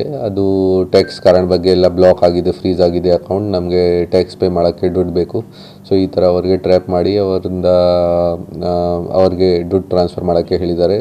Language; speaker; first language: Kannada; non-native, local second language; Hindi